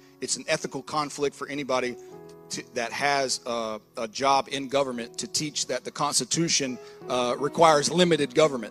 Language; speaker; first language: English; native; English